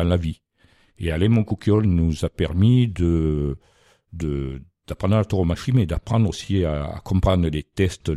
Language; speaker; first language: French; native; French